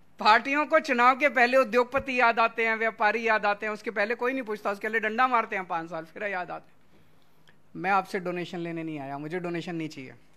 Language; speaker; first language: Hindi; native; Hindi